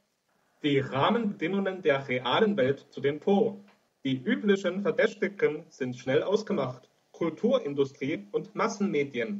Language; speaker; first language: German; native; German